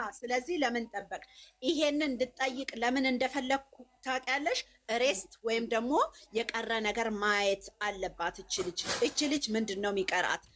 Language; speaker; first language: Amharic; native; Amharic